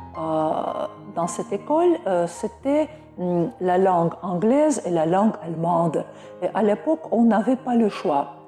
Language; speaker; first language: French; non-native, fluent; Russian